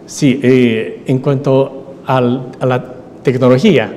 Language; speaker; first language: Spanish; non-native, fluent; Chinese